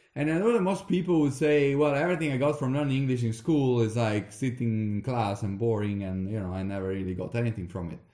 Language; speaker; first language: English; non-native, fluent; Italian